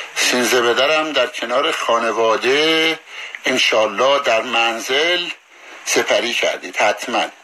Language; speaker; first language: Persian; native; Persian